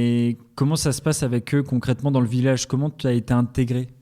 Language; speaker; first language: French; native; French